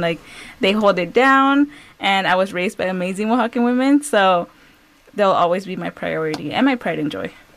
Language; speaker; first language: English; early bilingual, other home language; Spanish